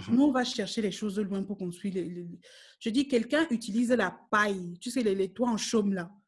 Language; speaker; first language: French; native; French